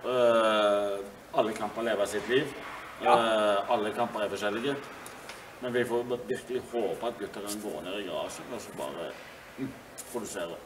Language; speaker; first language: Norwegian; native; Norwegian